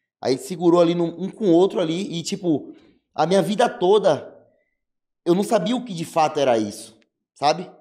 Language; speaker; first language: Portuguese; native; Portuguese